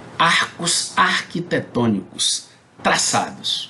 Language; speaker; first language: Portuguese; native; Portuguese